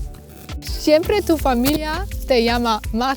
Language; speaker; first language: Spanish; non-native, fluent; German